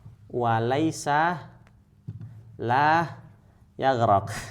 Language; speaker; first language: Arabic; non-native, fluent; Indonesian